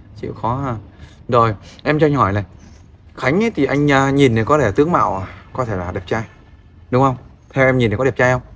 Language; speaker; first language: Vietnamese; native; Vietnamese